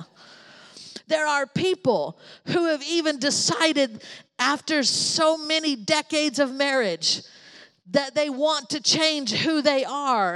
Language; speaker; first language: English; native; English